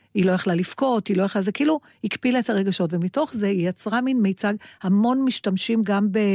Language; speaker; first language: Hebrew; native; Hebrew